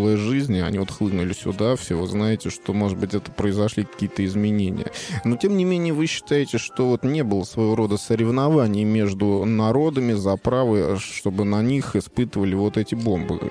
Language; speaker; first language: Russian; native; Russian